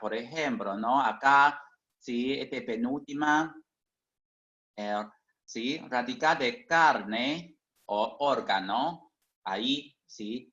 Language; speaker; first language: Spanish; non-native, fluent; Chinese